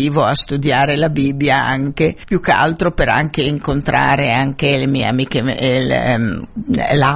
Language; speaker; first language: Italian; non-native, fluent; Arabic